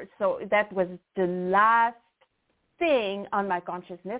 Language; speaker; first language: English; non-native, fluent; French